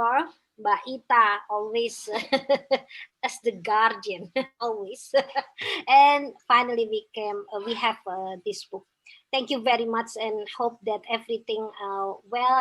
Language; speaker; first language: English; non-native, fluent; Indonesian